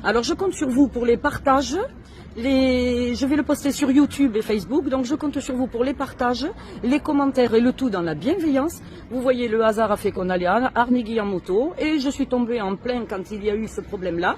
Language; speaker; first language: French; native; French